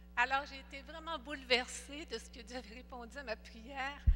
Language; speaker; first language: French; native; French